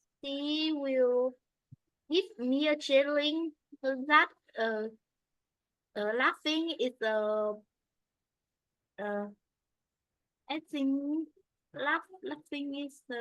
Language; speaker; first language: English; non-native, learner; Vietnamese